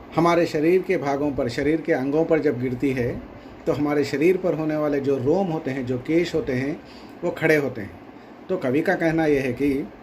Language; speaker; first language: Hindi; non-native, local second language; Telugu